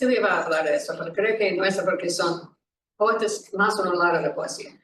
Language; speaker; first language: Spanish; non-native, learner; English